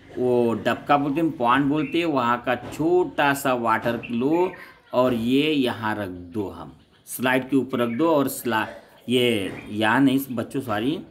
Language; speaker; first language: Hindi; non-native, local second language; Marathi